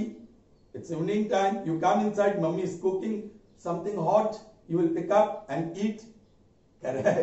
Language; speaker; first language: English; non-native, local second language; Hindi